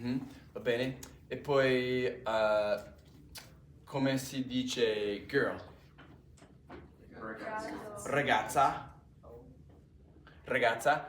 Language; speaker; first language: Italian; non-native, fluent; English